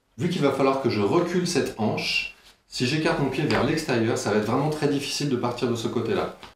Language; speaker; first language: French; native; French